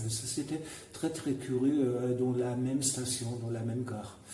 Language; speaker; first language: French; non-native, fluent; German